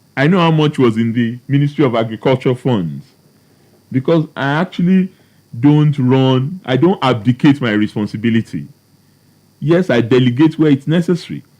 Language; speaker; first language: English; non-native, local second language; Yoruba